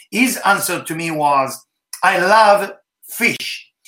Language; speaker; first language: English; non-native, fluent; Hebrew